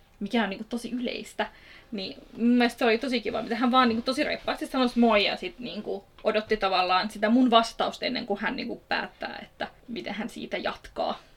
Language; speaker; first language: Finnish; early bilingual, other home language; Kurdish